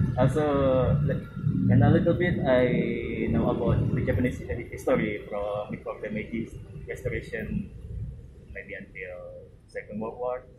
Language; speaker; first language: English; non-native, learner; Indonesian